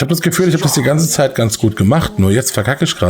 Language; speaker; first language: German; native; German